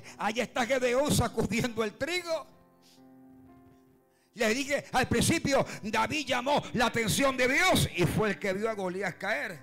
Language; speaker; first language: Spanish; native; Spanish